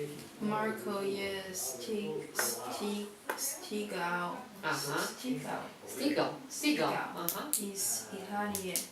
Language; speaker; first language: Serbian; non-native, learner; Chinese